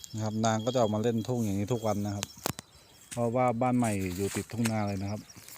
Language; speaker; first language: Thai; native; Thai